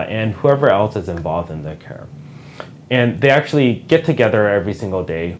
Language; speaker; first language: English; native; English